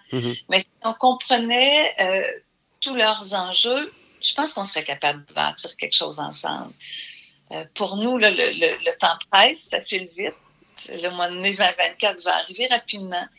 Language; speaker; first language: French; native; French